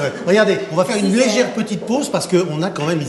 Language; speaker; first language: French; native; French